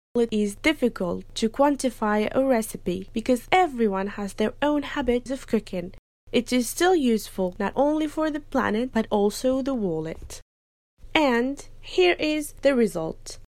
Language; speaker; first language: English; non-native, fluent; French